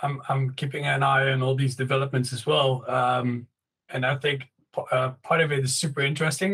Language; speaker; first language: English; non-native, fluent; Dutch